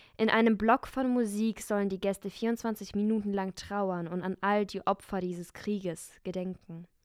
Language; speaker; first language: German; early bilingual, other home language; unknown